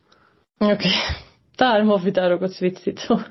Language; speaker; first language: Georgian; early bilingual, heritage; Georgian